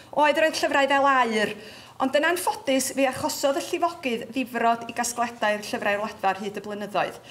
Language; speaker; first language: Welsh; native; Welsh